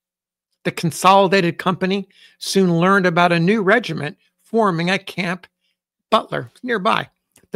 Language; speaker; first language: English; native; English